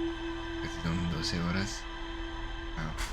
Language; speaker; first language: Spanish; non-native, learner; English